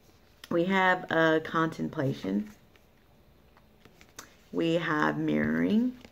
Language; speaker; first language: English; native; English